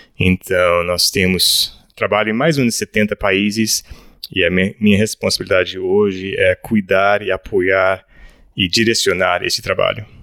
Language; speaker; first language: Portuguese; early bilingual, other home language; English